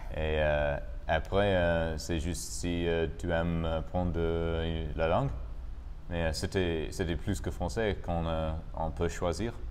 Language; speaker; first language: French; non-native, learner; English